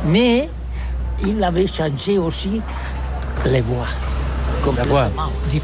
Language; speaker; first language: French; non-native, learner; Catalan